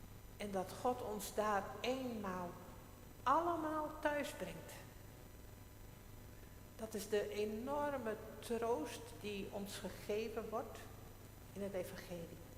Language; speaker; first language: Dutch; non-native, local second language; Western Frisian